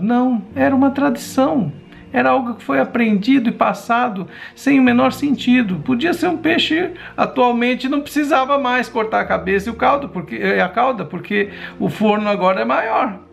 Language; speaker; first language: Portuguese; native; Portuguese